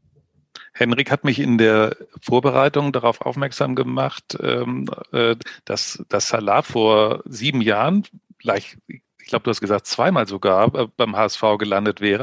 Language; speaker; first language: German; native; German